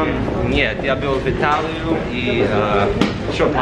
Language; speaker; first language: Russian; non-native, learner; English